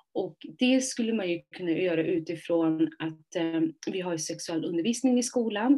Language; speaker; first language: Swedish; early bilingual, other home language; Somali